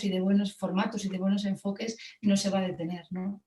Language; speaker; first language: Spanish; native; Spanish